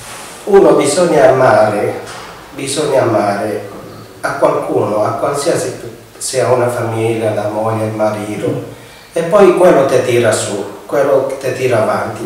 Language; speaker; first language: Italian; non-native, fluent; Spanish